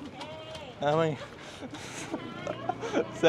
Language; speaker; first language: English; non-native, fluent; Turkish